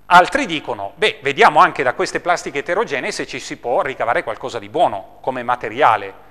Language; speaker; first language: Italian; native; Italian